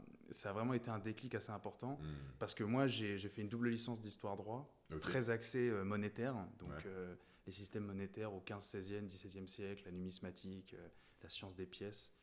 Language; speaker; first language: French; native; French